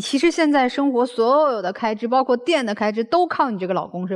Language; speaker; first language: Chinese; native; Chinese